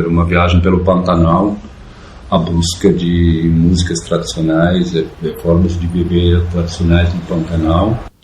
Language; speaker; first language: Portuguese; non-native, fluent; German